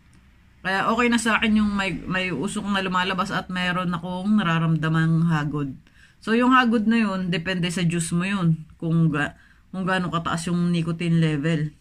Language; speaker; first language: Filipino; native; Filipino